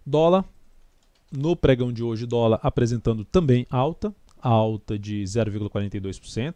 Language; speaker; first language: Portuguese; native; Portuguese